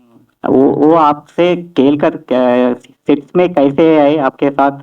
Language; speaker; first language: Hindi; non-native, local second language; Telugu